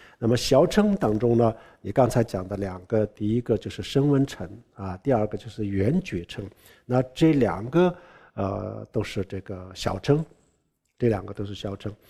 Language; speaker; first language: Chinese; non-native, local second language; Tibetan